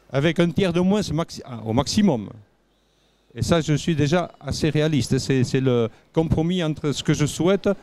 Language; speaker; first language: French; native; French